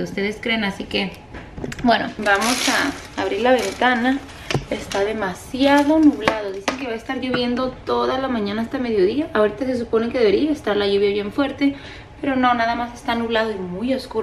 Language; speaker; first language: Spanish; native; Spanish